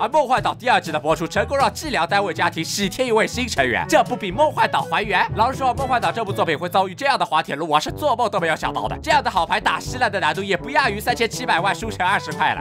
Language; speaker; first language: Chinese; native; Chinese